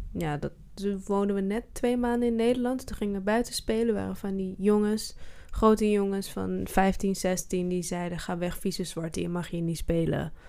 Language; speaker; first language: Dutch; early bilingual, other home language; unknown